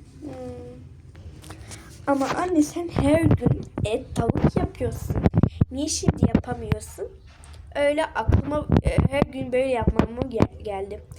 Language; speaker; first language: Turkish; early bilingual, other home language; Arabic